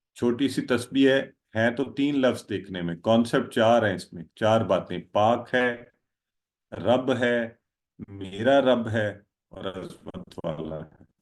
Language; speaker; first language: Urdu; native; Urdu